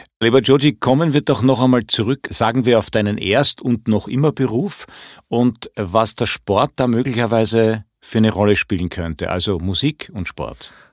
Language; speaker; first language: German; native; German